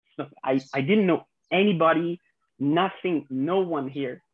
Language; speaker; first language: English; non-native, fluent; French